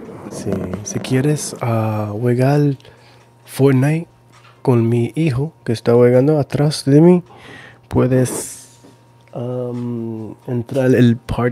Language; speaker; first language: Spanish; non-native, learner; English